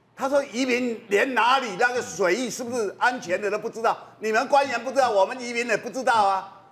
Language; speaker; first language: Chinese; native; Chinese